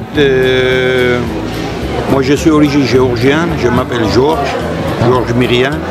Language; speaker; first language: French; non-native, fluent; Georgian